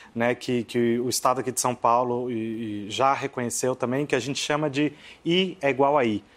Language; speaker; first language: Portuguese; native; Portuguese